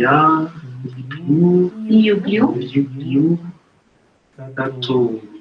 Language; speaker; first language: Russian; non-native, learner; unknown